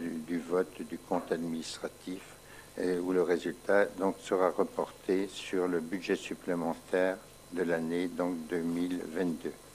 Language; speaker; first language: French; native; French